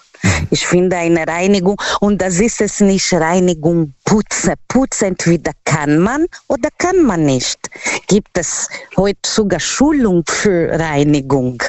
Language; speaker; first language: German; non-native, learner; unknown